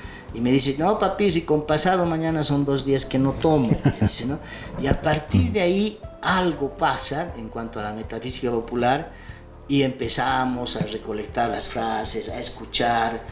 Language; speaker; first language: Spanish; native; Spanish